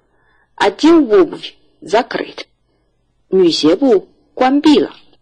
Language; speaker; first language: Russian; non-native, fluent; Chinese